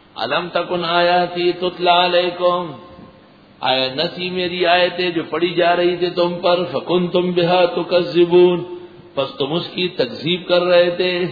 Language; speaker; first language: Urdu; non-native, local second language; Pashto